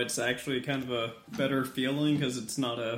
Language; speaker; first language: English; native; English